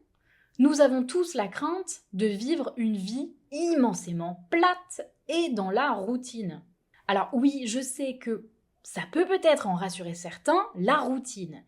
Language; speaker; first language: French; native; French